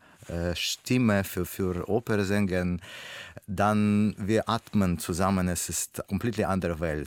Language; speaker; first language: German; non-native, learner; Russian